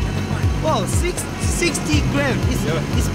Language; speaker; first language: English; non-native, learner; Chinese